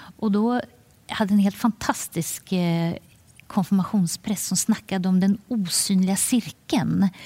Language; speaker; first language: Swedish; native; Swedish